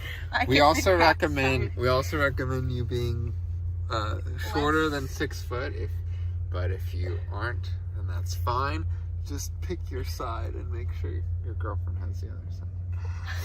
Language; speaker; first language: English; native; English